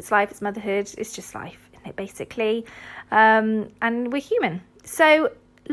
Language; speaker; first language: English; native; English